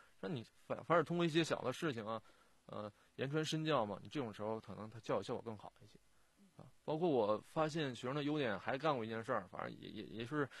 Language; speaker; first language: Chinese; native; Chinese